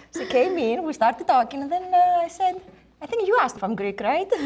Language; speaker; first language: English; non-native, fluent; Greek